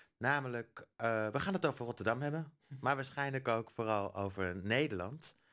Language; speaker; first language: Dutch; native; Dutch